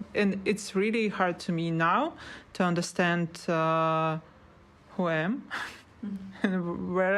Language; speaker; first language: English; non-native, learner; Russian